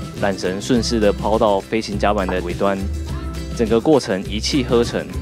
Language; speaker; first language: Chinese; native; Chinese